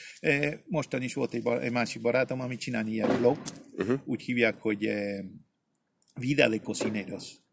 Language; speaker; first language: Hungarian; early bilingual, heritage; Spanish